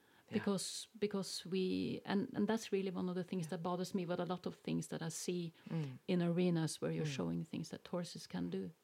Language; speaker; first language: English; non-native, fluent; Norwegian